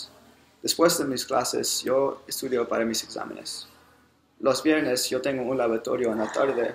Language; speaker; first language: Spanish; non-native, learner; English